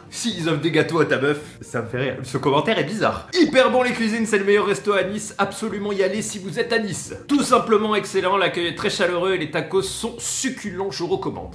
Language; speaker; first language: French; native; French